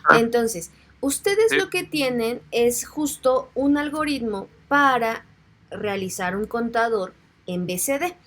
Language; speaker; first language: Spanish; native; Spanish